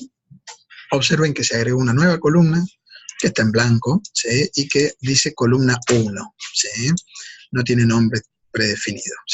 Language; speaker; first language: Spanish; native; Spanish